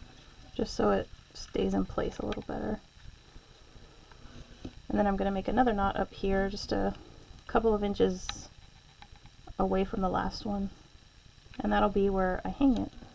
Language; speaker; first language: English; native; English